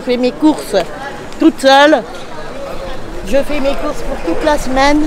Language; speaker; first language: French; native; French